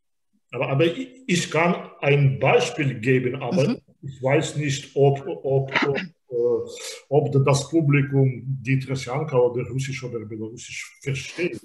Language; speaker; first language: German; non-native, fluent; Belarusian